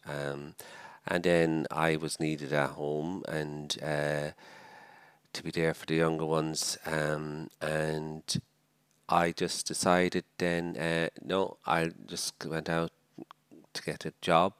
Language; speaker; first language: English; native; English